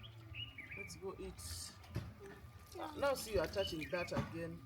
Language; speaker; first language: English; non-native, local second language; Swahili